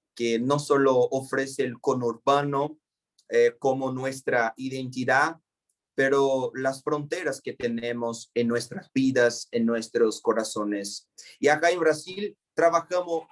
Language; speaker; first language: Spanish; non-native, fluent; Portuguese